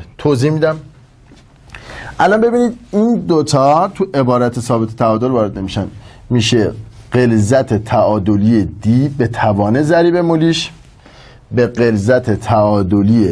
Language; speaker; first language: Persian; native; Persian